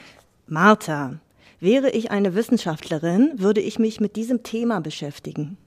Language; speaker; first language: German; native; German